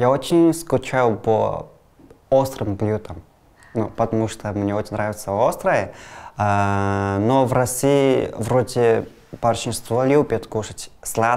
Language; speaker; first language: Russian; non-native, learner; Chinese